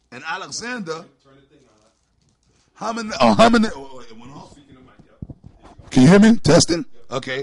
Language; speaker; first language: English; native; English